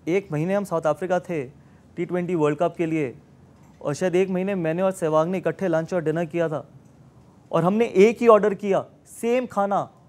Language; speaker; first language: Hindi; native; Hindi